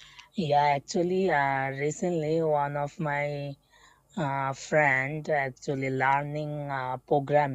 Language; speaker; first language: English; non-native, learner; Bangla